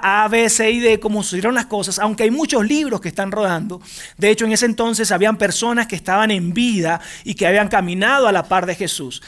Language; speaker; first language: Spanish; native; Spanish